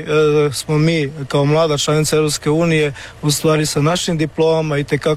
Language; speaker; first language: Croatian; native; Croatian